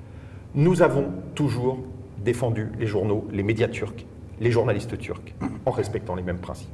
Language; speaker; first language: French; native; French